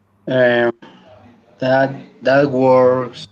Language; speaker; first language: English; non-native, learner; Spanish